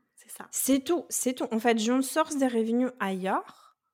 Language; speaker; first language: French; non-native, fluent; Russian